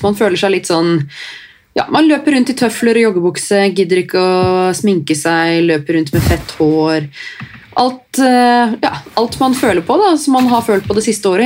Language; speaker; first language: Norwegian; native; Norwegian